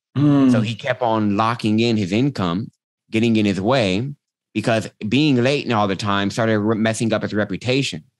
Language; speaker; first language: English; native; English